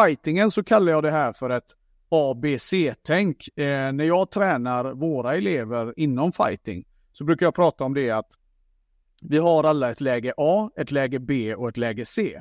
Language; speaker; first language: Swedish; native; Swedish